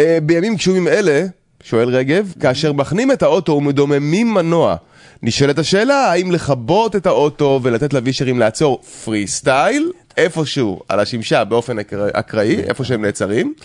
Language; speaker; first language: Hebrew; native; Hebrew